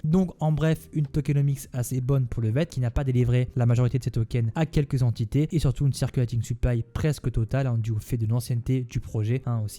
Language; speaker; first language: French; native; French